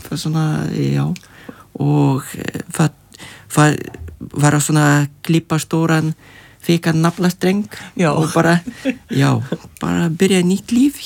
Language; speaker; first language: Icelandic; non-native, learner; Lithuanian